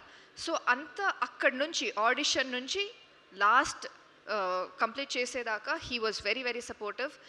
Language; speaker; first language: Telugu; non-native, learner; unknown